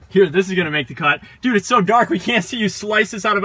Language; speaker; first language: English; native; English